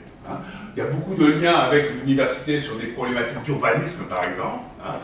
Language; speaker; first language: French; native; French